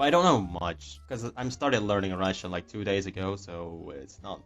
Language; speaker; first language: English; non-native, fluent; Indonesian